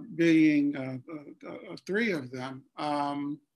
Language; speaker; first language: English; native; English